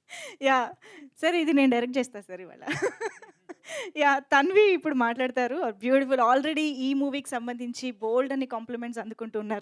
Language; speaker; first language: Telugu; native; Telugu